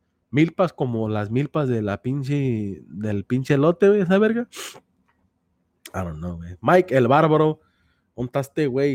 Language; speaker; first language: Spanish; early bilingual, heritage; Spanish